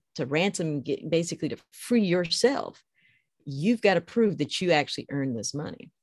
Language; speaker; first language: English; native; English